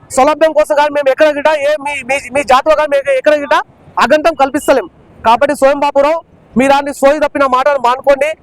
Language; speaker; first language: Telugu; non-native, local second language; Lambadi